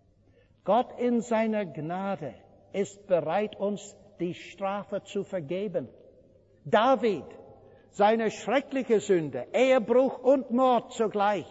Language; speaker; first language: German; non-native, fluent; English